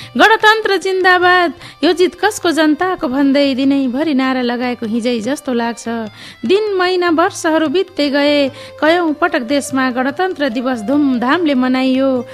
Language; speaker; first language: Nepali; native; Nepali